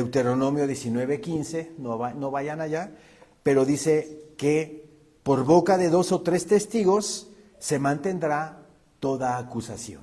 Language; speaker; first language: Spanish; native; Spanish